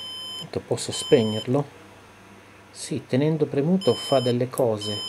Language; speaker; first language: Italian; native; Italian